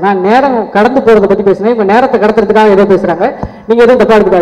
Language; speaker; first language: Tamil; native; Tamil